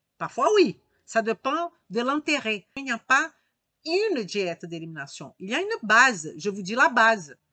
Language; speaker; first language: French; native; French